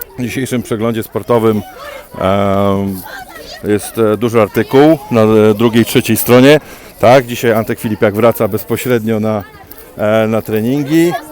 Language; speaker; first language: Polish; native; Polish